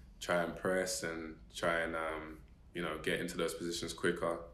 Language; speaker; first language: English; native; English